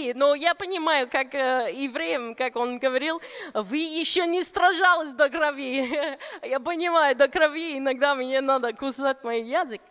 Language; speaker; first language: Russian; non-native, fluent; English